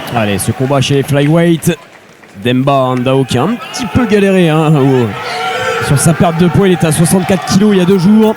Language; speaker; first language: French; native; French